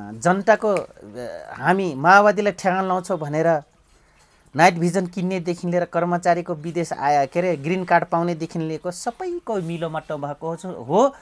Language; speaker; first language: Nepali; non-native, local second language; Dangaura Tharu